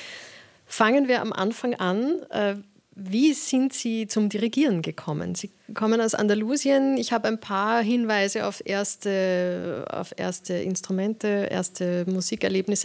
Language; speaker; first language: German; native; German